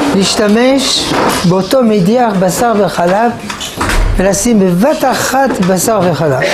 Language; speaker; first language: Hebrew; non-native, fluent; French